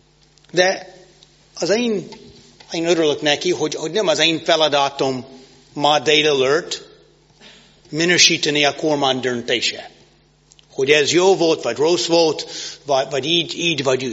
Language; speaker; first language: Hungarian; non-native, fluent; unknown